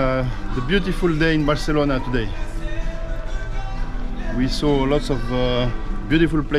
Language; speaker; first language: English; non-native, learner; French